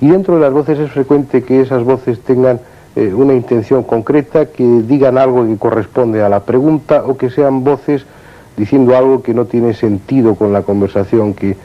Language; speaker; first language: Spanish; native; Spanish